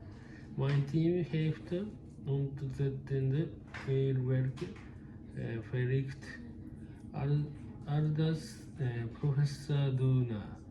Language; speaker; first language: Dutch; non-native, learner; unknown